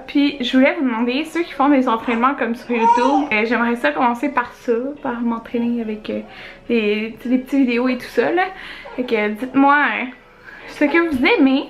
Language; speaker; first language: French; native; French